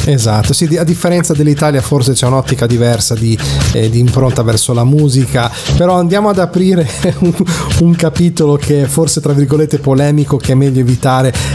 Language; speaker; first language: Italian; native; Italian